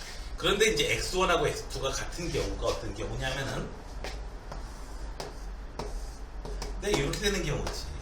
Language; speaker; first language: Korean; native; Korean